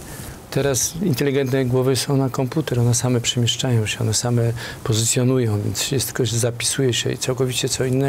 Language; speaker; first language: Polish; native; Polish